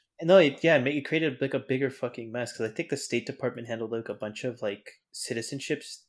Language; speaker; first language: English; native; English